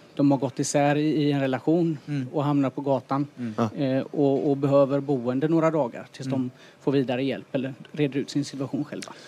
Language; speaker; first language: Swedish; native; Swedish